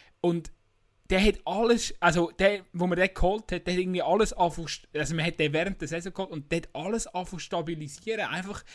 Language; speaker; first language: German; native; German